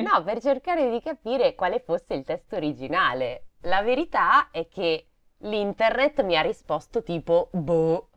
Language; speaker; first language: Italian; native; Italian